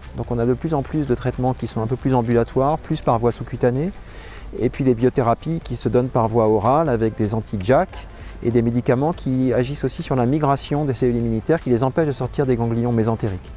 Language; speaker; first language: French; native; French